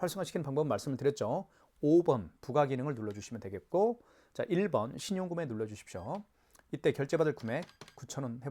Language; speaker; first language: Korean; native; Korean